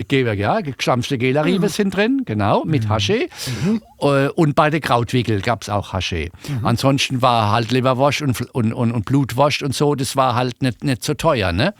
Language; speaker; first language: German; native; German